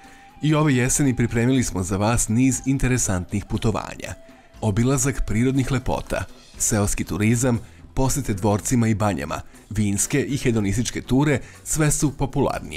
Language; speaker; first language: Serbian; native; Serbian